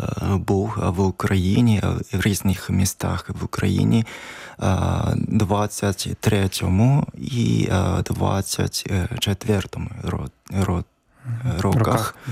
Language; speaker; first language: Ukrainian; non-native, learner; Japanese